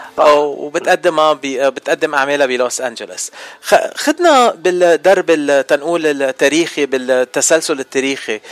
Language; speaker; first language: Arabic; native; Arabic